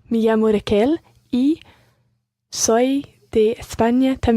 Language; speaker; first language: Spanish; non-native, learner; English